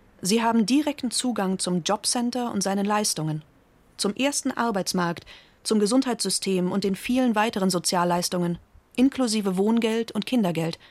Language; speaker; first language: German; native; German